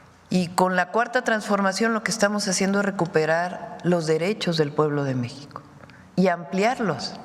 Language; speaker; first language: Spanish; native; Spanish